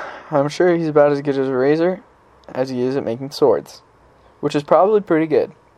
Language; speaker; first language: English; native; English